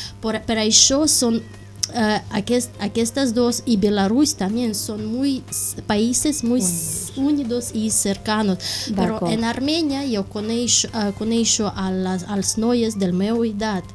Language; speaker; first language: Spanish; non-native, learner; Russian